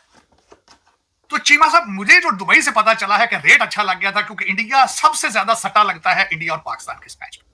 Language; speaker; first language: Urdu; non-native, local second language; Punjabi